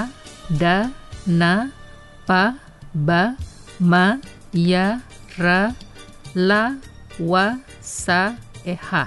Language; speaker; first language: French; non-native, fluent; Indonesian